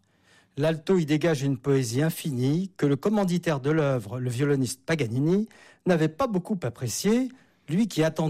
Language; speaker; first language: French; native; French